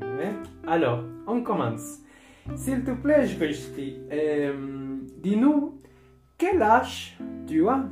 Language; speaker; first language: French; non-native, fluent; Spanish